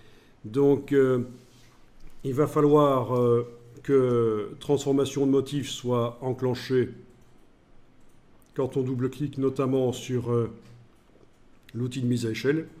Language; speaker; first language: French; native; French